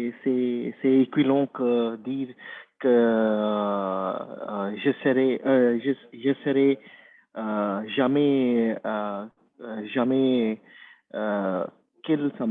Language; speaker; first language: French; non-native, learner; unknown